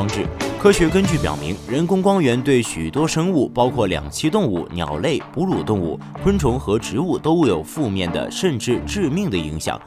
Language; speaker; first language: Chinese; native; Chinese